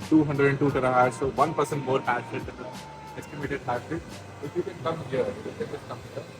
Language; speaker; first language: English; non-native, local second language; Hindi